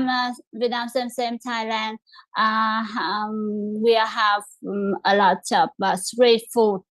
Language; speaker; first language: English; non-native, learner; Vietnamese